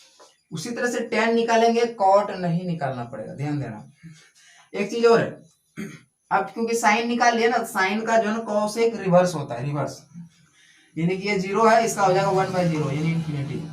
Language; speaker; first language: Hindi; native; Hindi